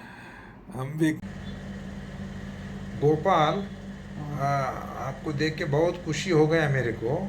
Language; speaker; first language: Hindi; non-native, local second language; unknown